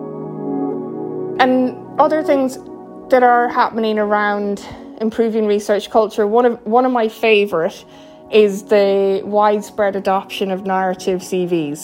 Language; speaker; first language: English; native; English